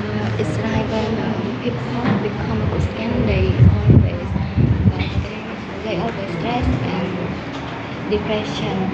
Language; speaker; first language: English; non-native, learner; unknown